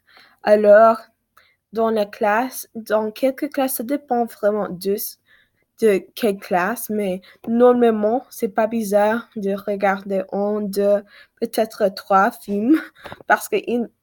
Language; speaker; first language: French; non-native, learner; English